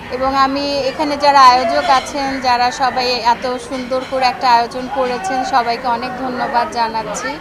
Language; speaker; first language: Bangla; native; Bangla